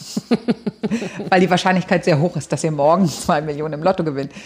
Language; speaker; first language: German; native; German